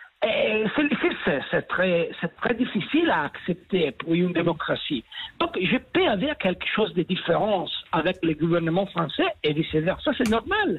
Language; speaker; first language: French; non-native, fluent; Italian